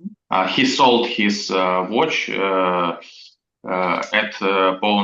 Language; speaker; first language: English; non-native, learner; Russian